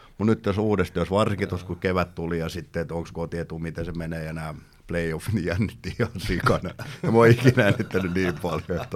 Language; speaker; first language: Finnish; native; Finnish